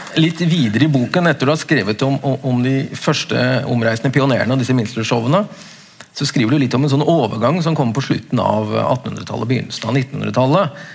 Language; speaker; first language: Norwegian; native; Norwegian